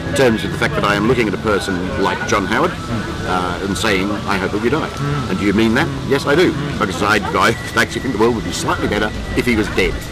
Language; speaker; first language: English; native; English